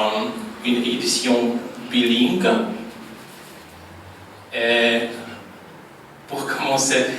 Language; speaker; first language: French; non-native, fluent; Polish